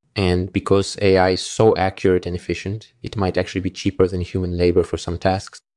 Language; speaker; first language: English; native; English